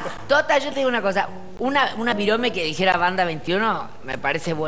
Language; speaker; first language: Spanish; native; Spanish